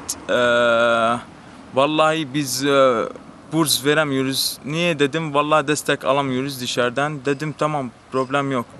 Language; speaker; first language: Turkish; non-native, learner; Arabic